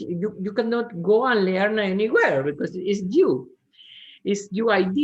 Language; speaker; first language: English; non-native, learner; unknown